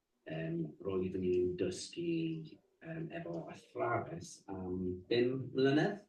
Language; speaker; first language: Welsh; non-native, learner; English